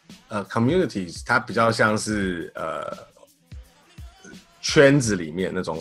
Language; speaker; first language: Chinese; native; Chinese